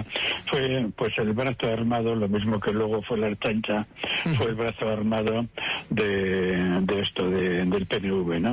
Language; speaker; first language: Spanish; native; Spanish